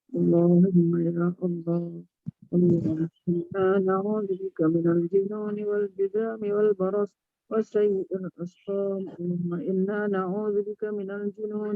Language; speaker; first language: Arabic; non-native, fluent; Malay